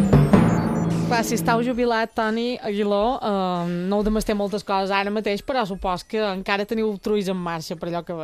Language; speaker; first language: Catalan; native; Catalan